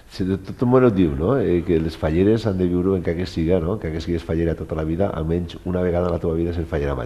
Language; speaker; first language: Catalan; native; Catalan